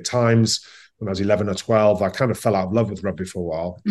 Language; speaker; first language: English; native; English